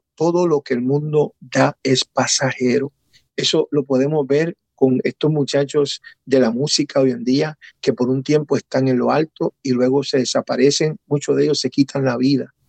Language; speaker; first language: Spanish; early bilingual, heritage; Spanish